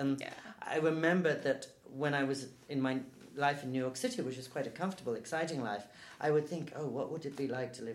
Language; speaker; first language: English; native; English